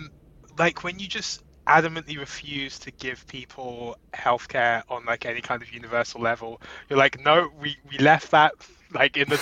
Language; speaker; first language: English; native; English